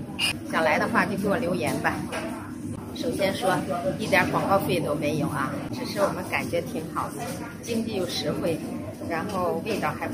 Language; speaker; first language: Chinese; native; Chinese